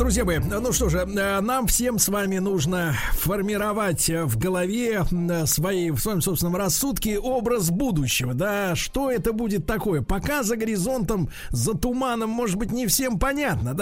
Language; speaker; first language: Russian; native; Russian